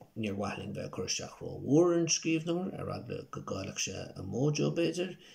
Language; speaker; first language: Irish; native; Irish